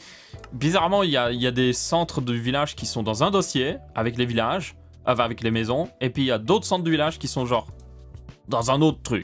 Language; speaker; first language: French; native; French